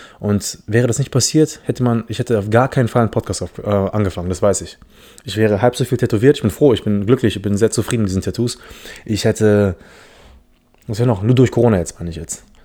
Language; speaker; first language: German; early bilingual, other home language; English